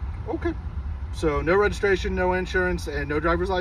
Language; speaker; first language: English; native; English